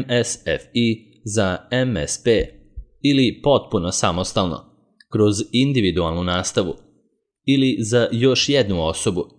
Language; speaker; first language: Serbian; native; Serbian